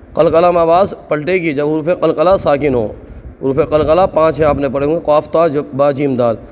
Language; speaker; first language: Urdu; native; Urdu